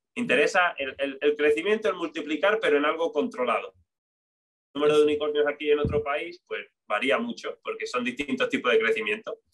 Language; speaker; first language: Spanish; native; Spanish